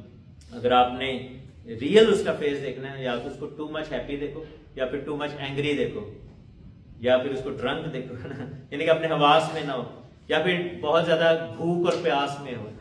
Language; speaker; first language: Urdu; non-native, local second language; Punjabi